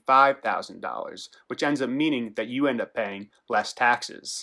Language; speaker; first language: English; native; English